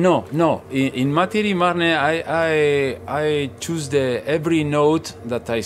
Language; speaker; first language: English; non-native, learner; Spanish